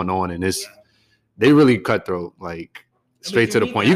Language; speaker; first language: English; native; English